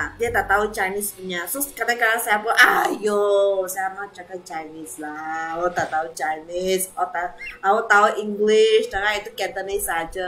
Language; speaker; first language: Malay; non-native, local second language; Cantonese